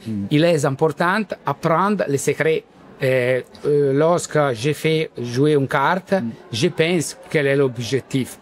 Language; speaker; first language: French; non-native, learner; Italian